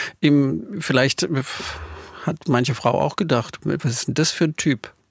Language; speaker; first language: German; native; German